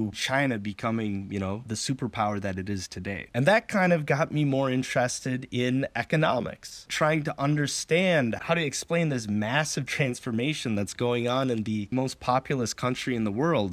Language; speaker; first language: English; native; English